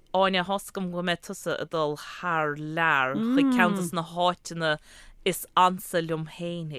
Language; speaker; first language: Irish; native; Irish